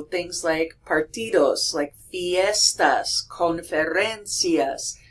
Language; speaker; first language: Spanish; non-native, fluent; English